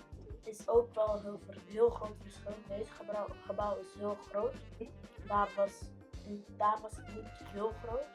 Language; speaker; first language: Dutch; non-native, learner; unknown